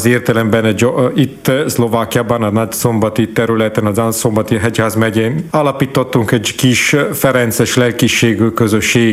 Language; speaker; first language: Hungarian; non-native, fluent; Italian